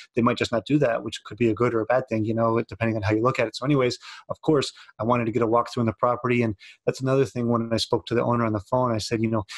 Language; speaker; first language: English; native; English